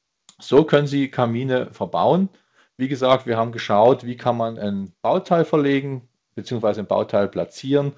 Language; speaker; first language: German; native; German